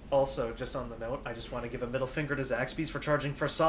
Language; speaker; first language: English; early bilingual, other home language; Spanish